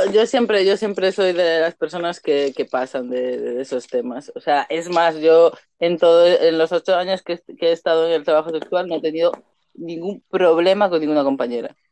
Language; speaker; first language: Spanish; native; Spanish